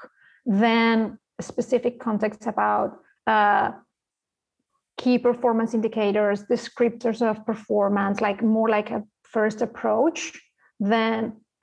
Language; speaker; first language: English; non-native, fluent; Spanish